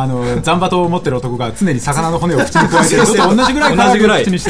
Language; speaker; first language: Japanese; native; Japanese